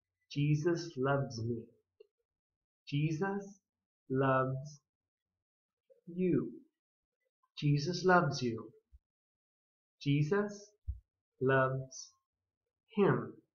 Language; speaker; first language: English; native; English